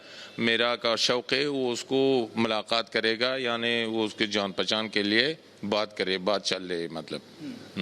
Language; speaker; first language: Hindi; non-native, learner; Persian